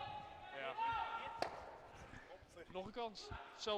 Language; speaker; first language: Dutch; native; Dutch